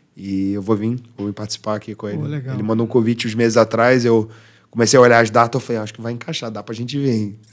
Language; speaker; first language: Portuguese; early bilingual, heritage; Portuguese